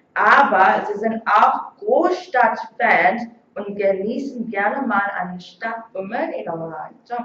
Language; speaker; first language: German; non-native, fluent; Korean